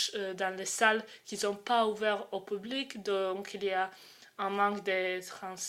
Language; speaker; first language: French; non-native, fluent; Croatian